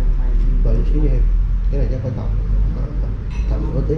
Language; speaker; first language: Vietnamese; native; Vietnamese